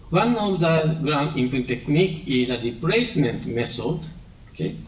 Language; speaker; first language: English; non-native, learner; Japanese